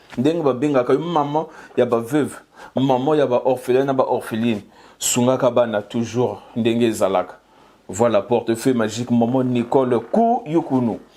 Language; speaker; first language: Lingala; native; Lingala